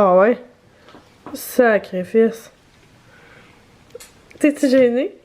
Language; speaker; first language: French; native; French